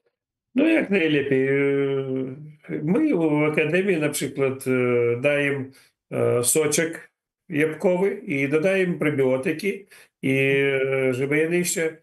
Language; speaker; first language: Polish; non-native, learner; Ukrainian